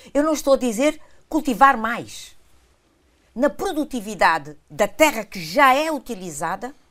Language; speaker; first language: Portuguese; non-native, local second language; Kabuverdianu